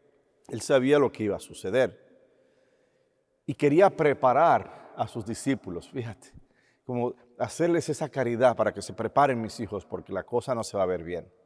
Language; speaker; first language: Spanish; native; Spanish